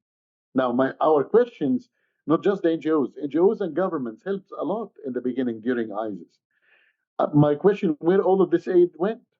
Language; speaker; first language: English; non-native, fluent; Arabic